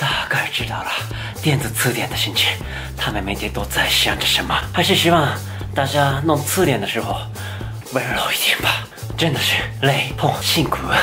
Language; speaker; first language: Chinese; non-native, fluent; Japanese